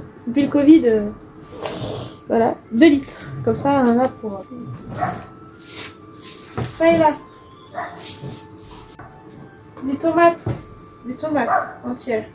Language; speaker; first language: French; native; French